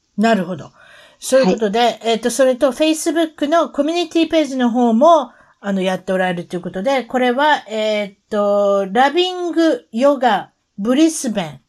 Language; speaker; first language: Japanese; native; Japanese